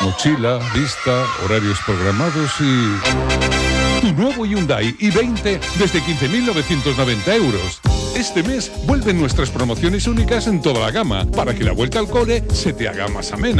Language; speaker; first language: Spanish; native; Spanish